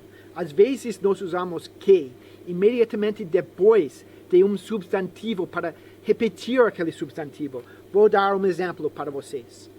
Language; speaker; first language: Portuguese; non-native, fluent; English